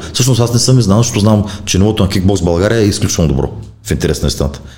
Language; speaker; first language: Bulgarian; native; Bulgarian